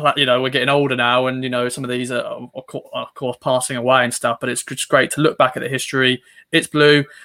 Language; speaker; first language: English; native; English